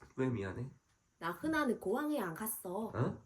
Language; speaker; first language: Korean; non-native, fluent; Vietnamese